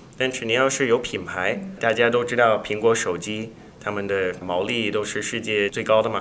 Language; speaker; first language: Chinese; non-native, fluent; English